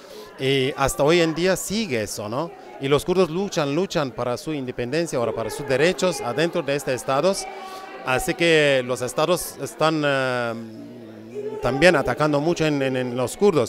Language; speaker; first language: Spanish; non-native, fluent; Kurdish